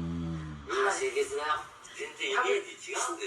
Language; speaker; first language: Japanese; native; Japanese